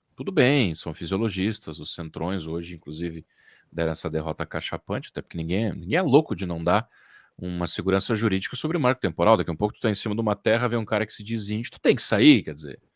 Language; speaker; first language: Portuguese; native; Portuguese